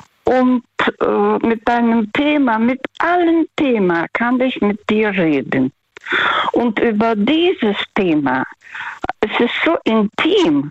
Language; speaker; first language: German; non-native, fluent; Russian